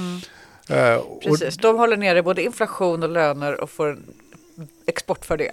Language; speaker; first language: Swedish; native; Swedish